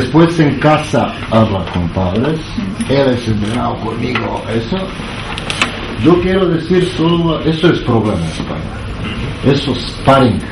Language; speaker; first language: Spanish; non-native, learner; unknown